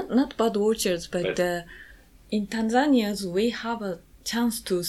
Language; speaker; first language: English; non-native, learner; Japanese